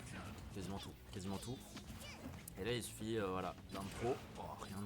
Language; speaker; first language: French; native; French